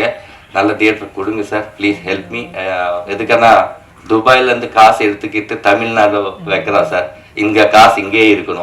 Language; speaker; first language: Tamil; non-native, learner; Telugu